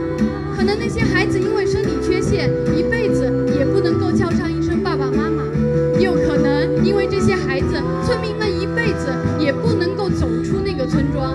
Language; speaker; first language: Chinese; native; Chinese